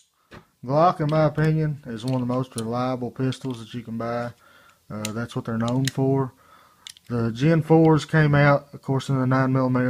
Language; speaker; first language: English; native; English